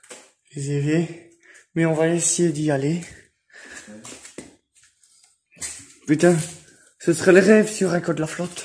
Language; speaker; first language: French; native; French